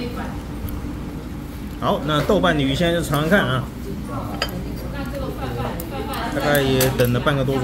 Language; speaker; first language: Chinese; native; Chinese